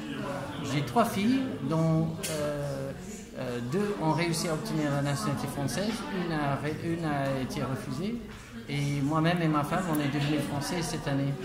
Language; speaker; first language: French; non-native, fluent; English